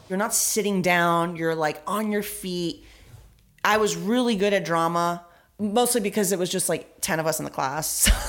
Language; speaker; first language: English; early bilingual, other home language; Spanish